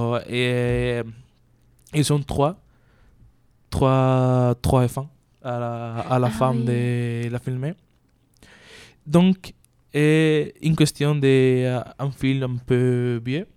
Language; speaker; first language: French; non-native, learner; Spanish